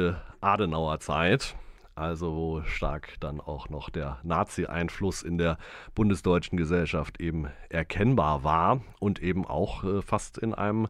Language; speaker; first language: German; native; German